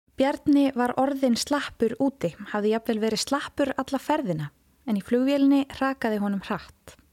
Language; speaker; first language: Icelandic; native; Icelandic